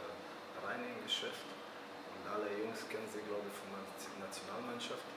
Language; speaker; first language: German; early bilingual, other home language; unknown